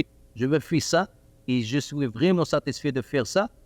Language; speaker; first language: French; non-native, learner; Arabic